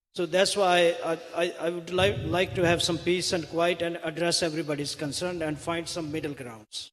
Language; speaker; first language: English; non-native, local second language; Hindi